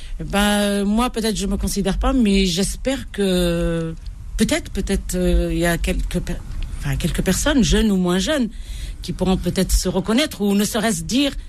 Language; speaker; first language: French; non-native, local second language; Arabic